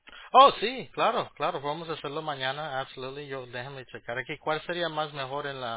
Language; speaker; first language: Spanish; early bilingual, heritage; Spanish